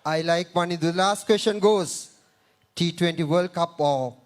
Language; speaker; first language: English; non-native, local second language; Sinhala